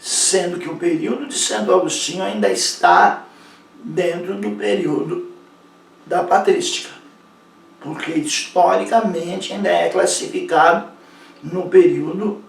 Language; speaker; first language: Portuguese; native; Portuguese